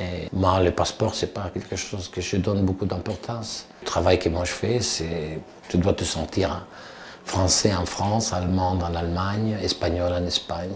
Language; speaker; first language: French; non-native, fluent; Italian